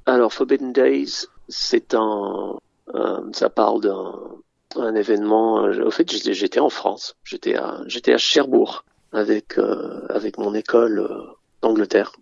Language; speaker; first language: French; early bilingual, other home language; English